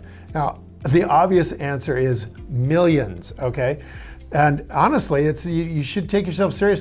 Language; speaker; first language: English; native; English